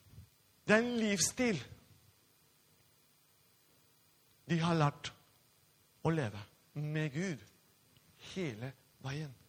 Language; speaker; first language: Norwegian; non-native, fluent; Spanish